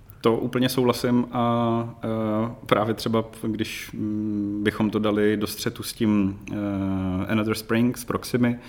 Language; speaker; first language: Czech; native; Czech